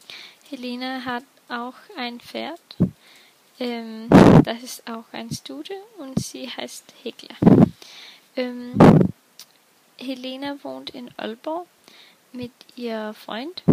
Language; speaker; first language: German; non-native, learner; Danish